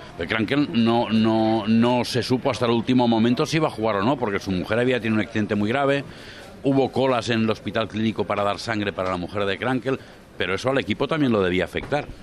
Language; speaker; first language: Spanish; non-native, local second language; Catalan